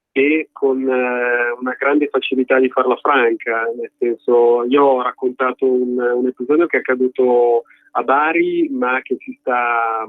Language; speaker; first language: Italian; native; Italian